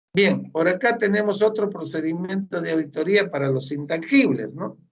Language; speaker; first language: Spanish; native; Spanish